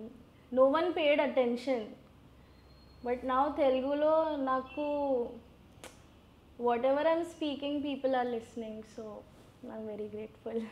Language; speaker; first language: Telugu; non-native, learner; Gujarati